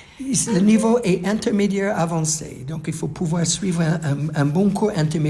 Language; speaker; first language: French; non-native, fluent; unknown